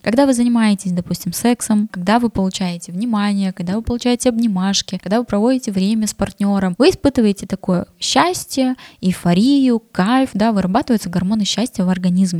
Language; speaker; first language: Russian; native; Russian